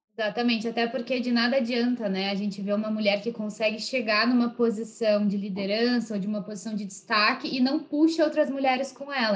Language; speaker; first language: Portuguese; native; Portuguese